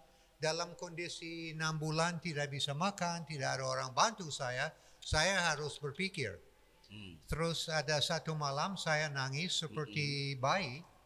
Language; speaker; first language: Indonesian; non-native, fluent; English